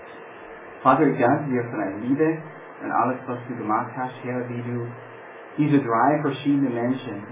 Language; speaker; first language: German; non-native, fluent; English